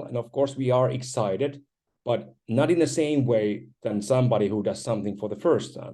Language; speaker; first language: English; non-native, fluent; Finnish